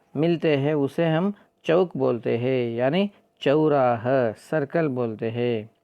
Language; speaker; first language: Hindi; non-native, local second language; Kannada